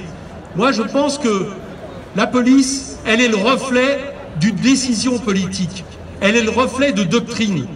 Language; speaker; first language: French; native; French